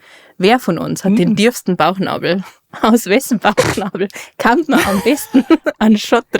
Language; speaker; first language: German; native; German